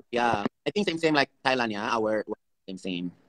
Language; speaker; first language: English; non-native, learner; Indonesian